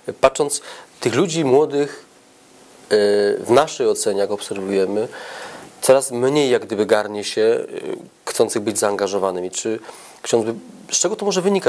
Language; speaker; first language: Polish; native; Polish